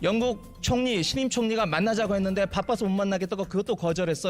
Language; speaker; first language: Korean; native; Korean